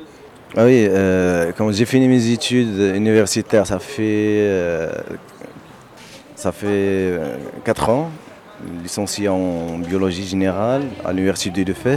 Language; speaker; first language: French; non-native, local second language; Berber languages